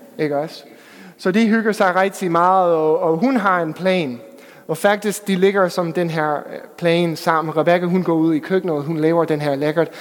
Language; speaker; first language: Danish; non-native, fluent; English